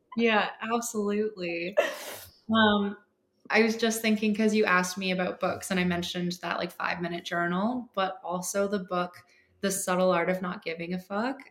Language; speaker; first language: English; native; English